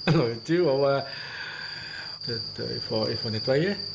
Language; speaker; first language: French; non-native, learner; Japanese